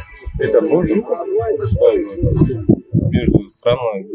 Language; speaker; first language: Russian; non-native, learner; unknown